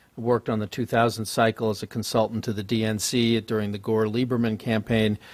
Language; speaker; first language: English; native; English